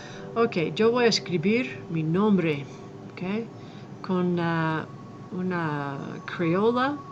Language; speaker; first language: Spanish; non-native, fluent; English